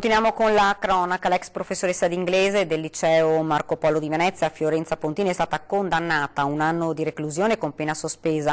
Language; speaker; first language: Italian; native; Italian